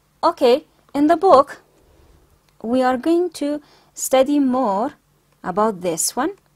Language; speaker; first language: English; non-native, fluent; Persian